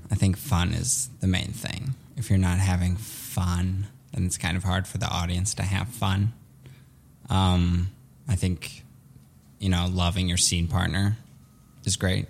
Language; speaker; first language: English; early bilingual, other home language; Russian